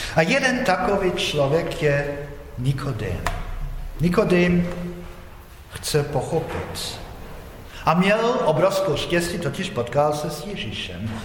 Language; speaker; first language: Czech; non-native, fluent; Polish